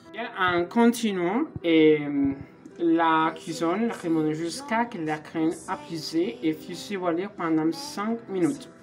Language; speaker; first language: French; non-native, learner; Spanish